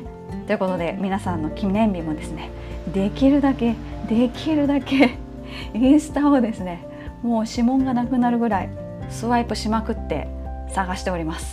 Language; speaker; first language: Japanese; native; Japanese